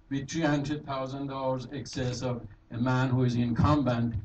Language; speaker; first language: English; non-native, fluent; Persian